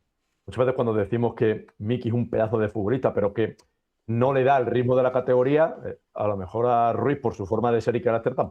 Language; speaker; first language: Spanish; native; Spanish